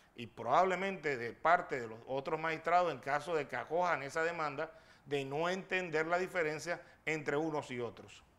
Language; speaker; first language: Spanish; native; Spanish